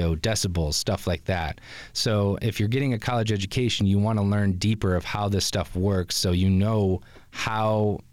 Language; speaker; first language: English; native; English